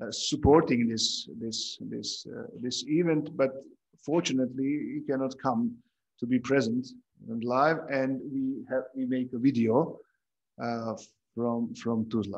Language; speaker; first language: English; non-native, fluent; Croatian